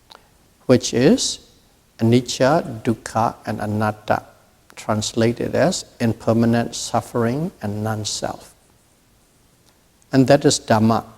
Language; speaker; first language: English; non-native, fluent; Burmese